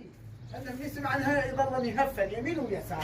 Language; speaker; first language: Arabic; native; Arabic